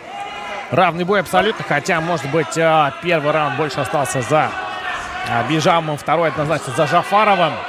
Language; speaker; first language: Russian; native; Russian